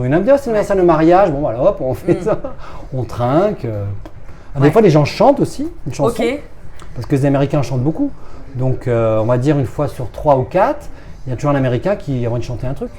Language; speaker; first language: French; native; French